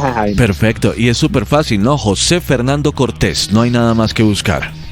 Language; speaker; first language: Spanish; native; Spanish